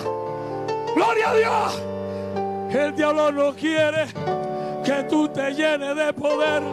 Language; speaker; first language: Spanish; native; Spanish